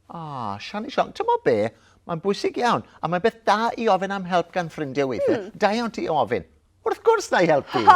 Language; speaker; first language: Welsh; native; Welsh